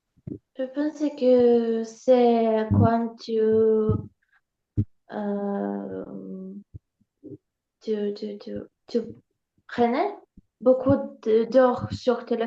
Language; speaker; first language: French; non-native, learner; Ukrainian